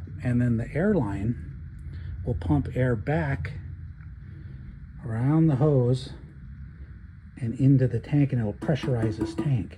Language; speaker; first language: English; native; English